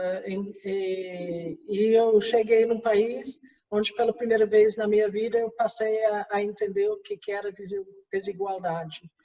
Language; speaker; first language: Portuguese; non-native, fluent; English